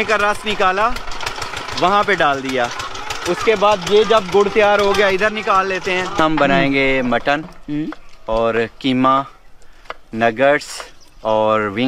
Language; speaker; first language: Hindi; non-native, fluent; Bangla